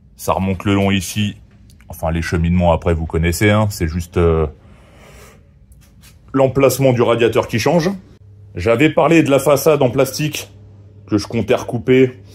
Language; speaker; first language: French; native; French